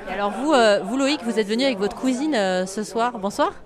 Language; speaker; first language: French; native; French